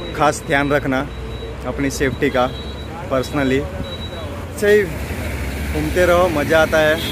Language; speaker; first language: Hindi; non-native, local second language; Gujarati